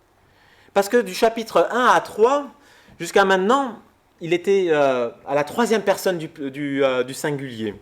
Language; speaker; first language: French; native; French